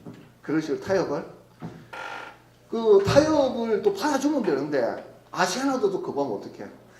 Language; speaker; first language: Korean; native; Korean